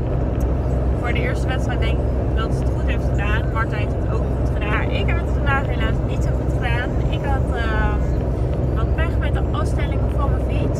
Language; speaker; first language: Dutch; native; Dutch